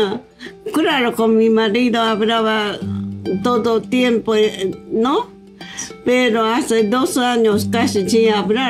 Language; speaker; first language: Spanish; non-native, learner; Japanese